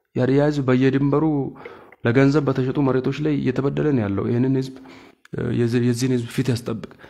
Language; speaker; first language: Amharic; non-native, local second language; Hadiyya